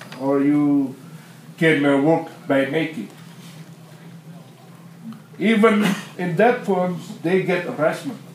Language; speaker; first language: English; non-native, learner; Indonesian